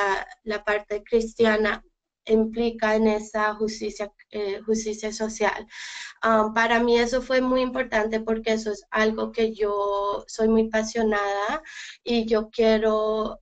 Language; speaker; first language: Spanish; early bilingual, heritage; Spanish